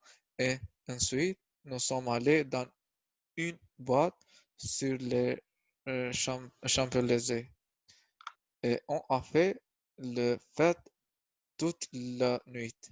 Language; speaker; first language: French; non-native, learner; Albanian